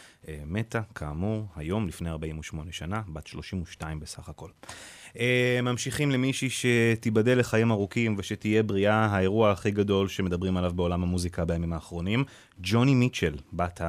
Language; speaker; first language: Hebrew; native; Hebrew